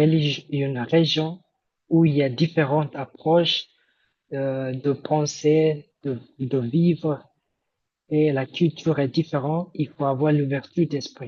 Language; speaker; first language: French; non-native, fluent; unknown